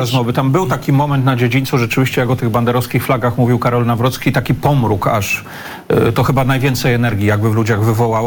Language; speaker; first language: Polish; native; Polish